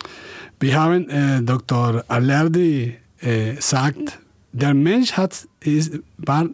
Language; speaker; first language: German; non-native, fluent; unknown